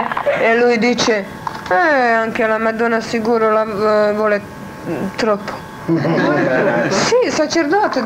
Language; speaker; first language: Italian; non-native, learner; Croatian